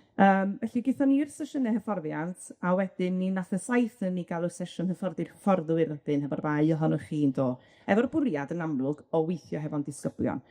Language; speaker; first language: Welsh; native; Welsh